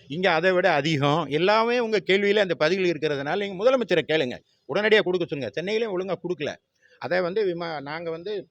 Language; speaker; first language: Tamil; native; Tamil